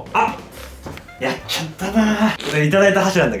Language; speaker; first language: Japanese; native; Japanese